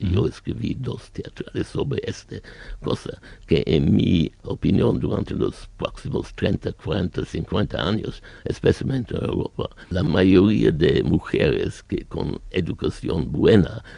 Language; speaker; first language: Spanish; non-native, learner; German